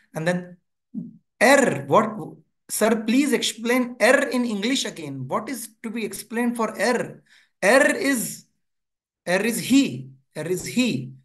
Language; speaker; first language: English; non-native, local second language; Hindi